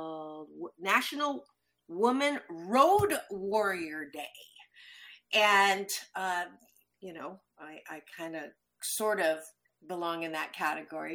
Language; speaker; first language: English; native; English